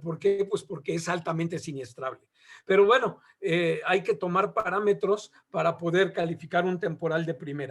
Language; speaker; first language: Spanish; native; Spanish